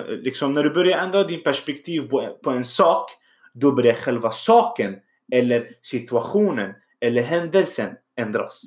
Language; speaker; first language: Swedish; early bilingual, other home language; Arabic